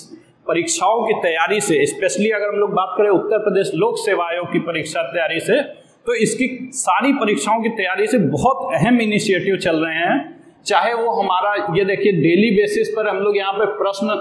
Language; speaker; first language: Hindi; native; Hindi